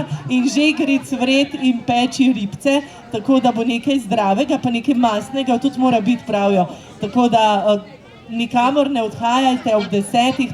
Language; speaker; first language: Slovenian; native; Slovenian